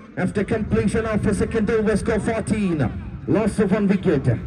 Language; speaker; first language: English; non-native, local second language; Malayalam